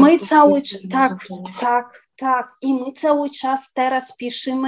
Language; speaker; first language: Polish; non-native, learner; Ukrainian